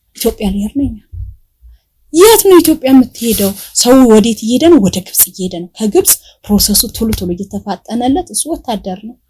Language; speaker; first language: Amharic; native; Amharic